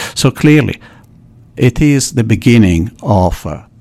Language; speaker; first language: English; non-native, fluent; Italian